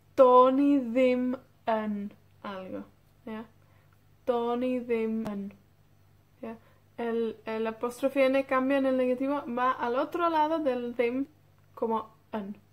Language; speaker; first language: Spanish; non-native, fluent; Welsh